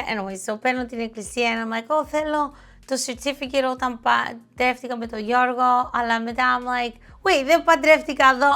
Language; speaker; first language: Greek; early bilingual, heritage; Greek